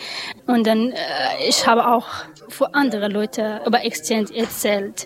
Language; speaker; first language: German; non-native, learner; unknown